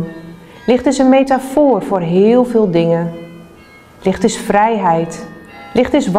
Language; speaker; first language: Dutch; native; Dutch